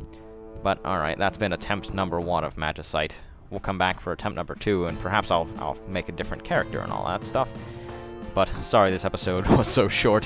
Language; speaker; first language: English; native; English